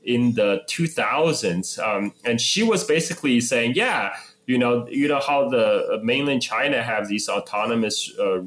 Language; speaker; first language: English; non-native, fluent; Chinese